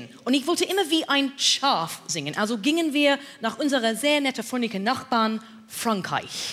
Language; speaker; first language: German; non-native, learner; English